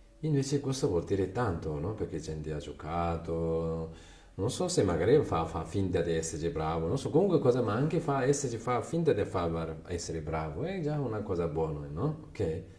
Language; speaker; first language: Italian; non-native, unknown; Tibetan